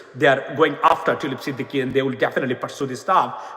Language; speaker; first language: English; non-native, local second language; Bangla